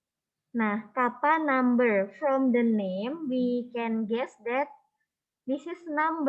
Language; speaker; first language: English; non-native, learner; Indonesian